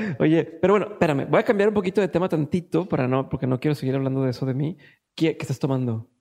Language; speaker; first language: Spanish; native; Spanish